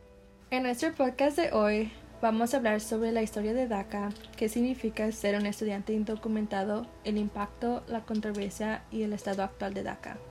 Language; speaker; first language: Spanish; non-native, learner; English